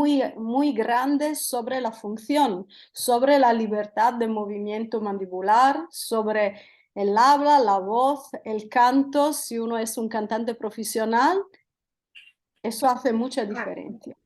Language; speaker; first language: Spanish; non-native, fluent; Italian